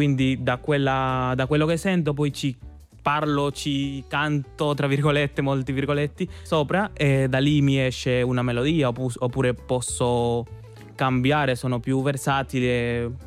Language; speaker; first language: Italian; non-native, fluent; Spanish